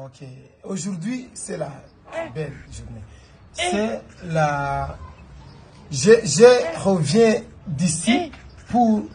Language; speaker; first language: French; non-native, learner; Rundi